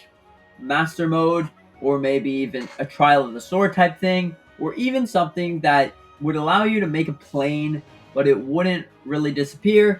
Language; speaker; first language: English; native; English